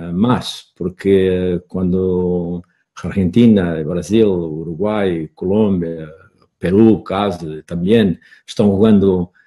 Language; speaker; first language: Spanish; non-native, fluent; Portuguese